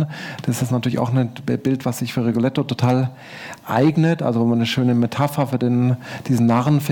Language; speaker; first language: German; native; German